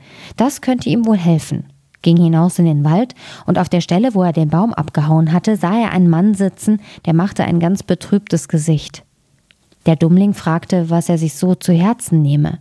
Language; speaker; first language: German; native; German